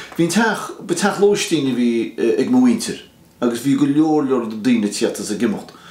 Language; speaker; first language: Irish; native; Irish